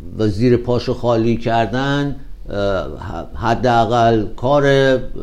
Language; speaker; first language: Persian; native; Persian